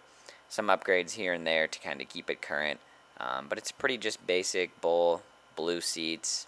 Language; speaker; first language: English; native; English